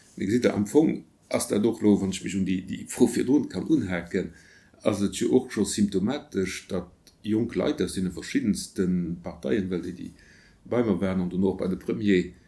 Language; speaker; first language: Luxembourgish; native; Luxembourgish